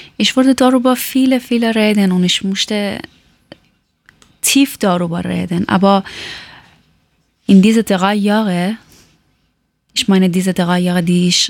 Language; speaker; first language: German; non-native, learner; Persian